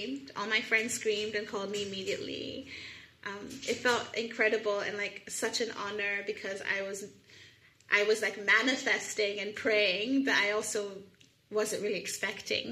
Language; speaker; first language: English; non-native, local second language; Yoruba